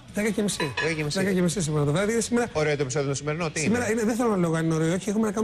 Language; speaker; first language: Greek; native; Greek